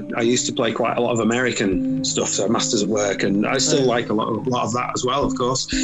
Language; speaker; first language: English; native; English